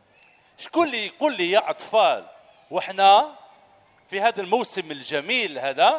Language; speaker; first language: Arabic; native; Arabic